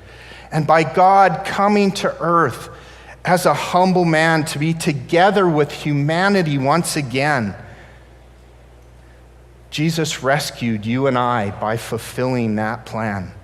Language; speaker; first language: English; native; English